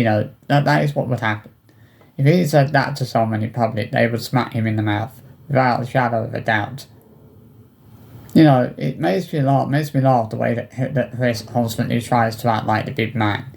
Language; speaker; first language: English; native; English